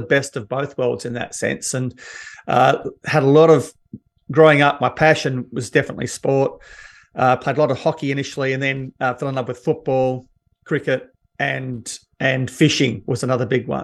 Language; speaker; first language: English; native; English